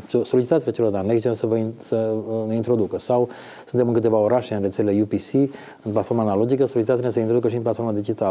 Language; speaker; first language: Romanian; native; Romanian